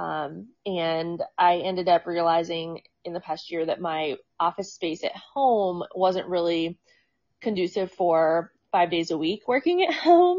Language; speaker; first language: English; native; English